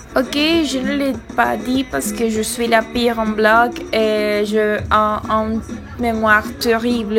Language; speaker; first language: French; non-native, learner; Spanish